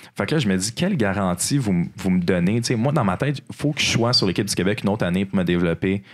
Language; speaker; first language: French; native; French